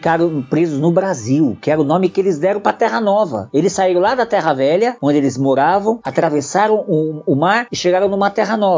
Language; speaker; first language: Portuguese; native; Portuguese